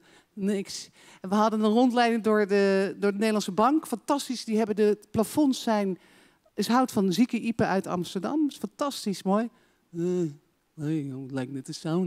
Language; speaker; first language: Dutch; native; Dutch